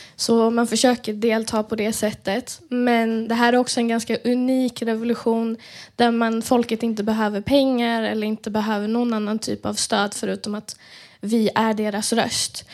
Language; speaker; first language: Swedish; early bilingual, other home language; Persian